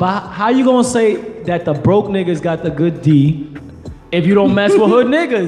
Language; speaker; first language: English; early bilingual, other home language; Spanish